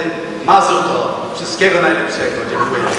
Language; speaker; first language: Polish; early bilingual, heritage; Polish